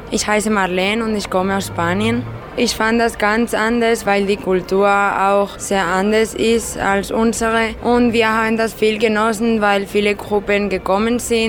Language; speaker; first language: German; non-native, fluent; Spanish